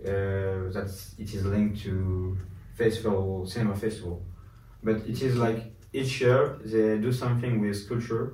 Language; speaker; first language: English; non-native, learner; French